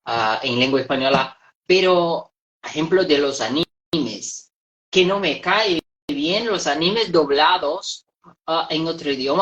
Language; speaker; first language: Spanish; non-native, fluent; Portuguese